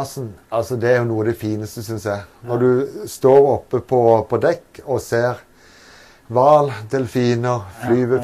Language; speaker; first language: Norwegian; native; Norwegian